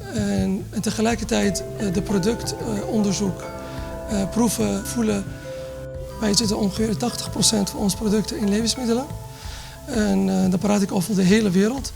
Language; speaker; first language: Dutch; early bilingual, other home language; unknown